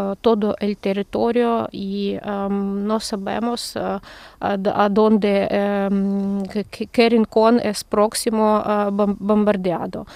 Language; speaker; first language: Spanish; non-native, learner; Ukrainian